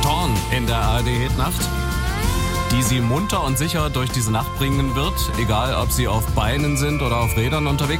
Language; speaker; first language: German; native; German